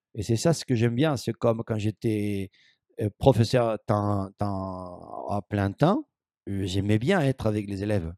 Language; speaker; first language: French; non-native, fluent; Spanish